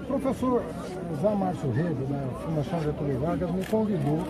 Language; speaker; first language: Portuguese; native; Portuguese